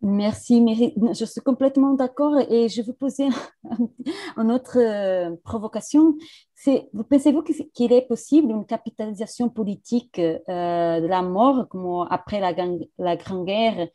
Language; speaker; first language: French; non-native, fluent; Portuguese